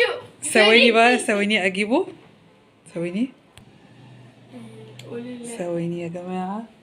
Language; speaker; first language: Arabic; native; Arabic